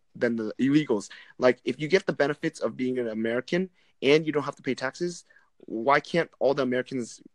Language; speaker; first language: English; non-native, fluent; Vietnamese